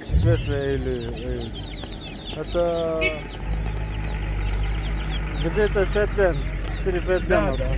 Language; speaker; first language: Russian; non-native, learner; Turkish